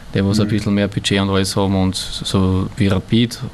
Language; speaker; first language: German; native; German